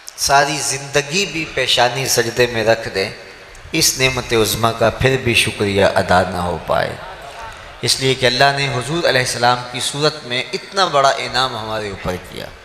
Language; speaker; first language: Urdu; non-native, local second language; Punjabi